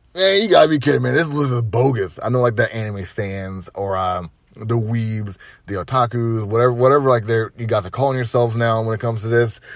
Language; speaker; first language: English; native; English